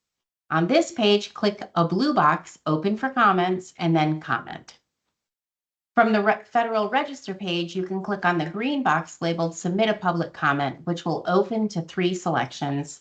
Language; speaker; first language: English; native; English